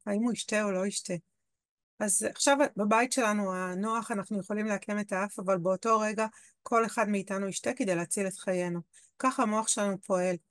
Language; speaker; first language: Hebrew; native; Hebrew